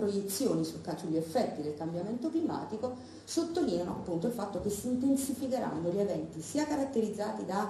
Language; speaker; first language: Italian; native; Italian